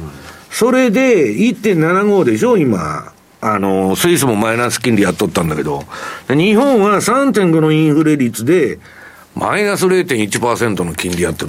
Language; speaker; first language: Japanese; native; Japanese